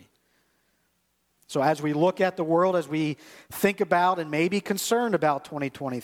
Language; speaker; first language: English; native; English